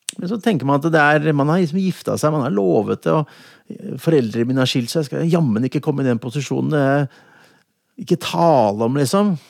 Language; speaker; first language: Norwegian; native; Norwegian